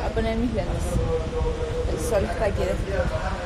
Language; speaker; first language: Spanish; native; Spanish